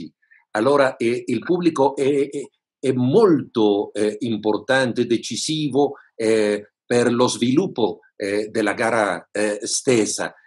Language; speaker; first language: Italian; non-native, fluent; Spanish